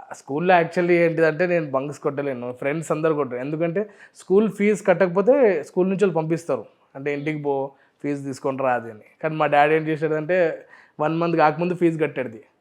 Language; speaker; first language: Telugu; non-native, local second language; Urdu